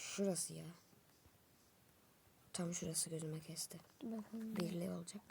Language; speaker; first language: Turkish; native; Turkish